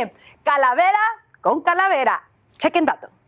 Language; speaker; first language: Spanish; native; Spanish